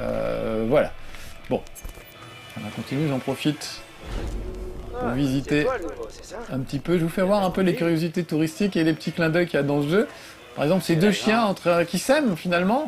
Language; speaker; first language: French; native; French